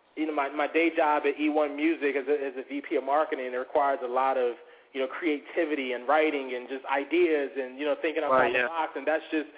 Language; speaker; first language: English; native; English